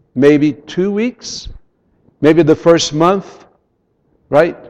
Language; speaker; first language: English; non-native, fluent; Portuguese